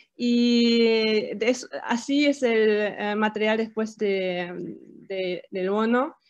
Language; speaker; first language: Spanish; non-native, fluent; German